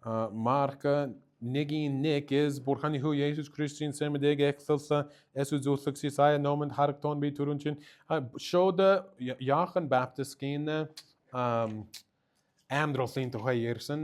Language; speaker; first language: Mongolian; non-native, learner; English